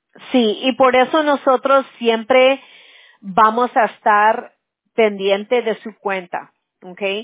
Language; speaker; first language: Spanish; early bilingual, heritage; Spanish